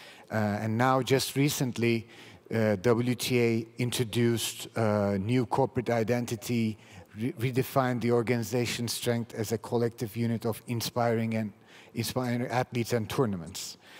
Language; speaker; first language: English; non-native, fluent; Turkish